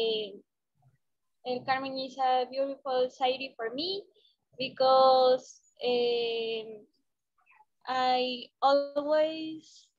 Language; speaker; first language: English; non-native, learner; Spanish